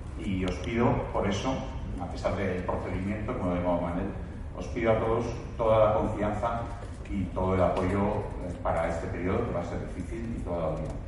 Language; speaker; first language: Spanish; native; Spanish